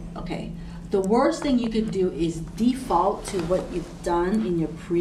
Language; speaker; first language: English; non-native, local second language; Cantonese